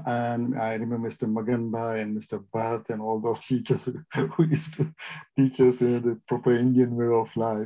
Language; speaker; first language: English; non-native, local second language; Gujarati